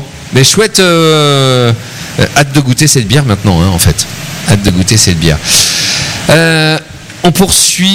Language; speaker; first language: French; native; French